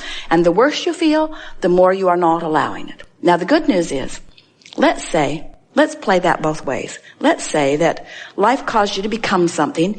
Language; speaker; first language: English; native; English